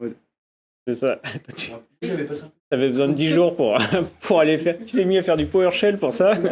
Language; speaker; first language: French; native; French